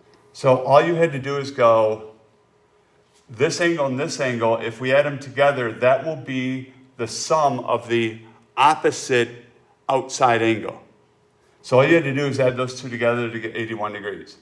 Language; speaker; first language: English; native; English